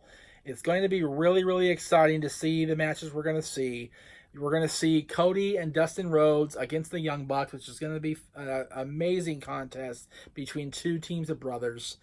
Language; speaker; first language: English; native; English